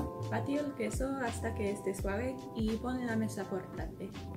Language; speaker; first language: Spanish; non-native, learner; English